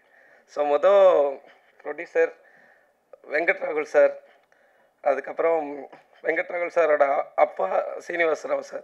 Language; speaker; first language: Tamil; native; Tamil